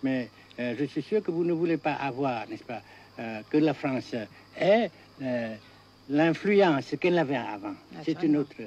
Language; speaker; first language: French; non-native, fluent; Vietnamese